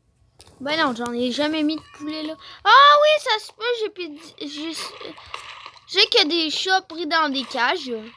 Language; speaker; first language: French; native; French